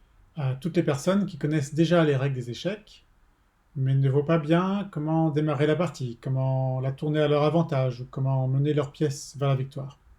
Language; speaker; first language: French; native; French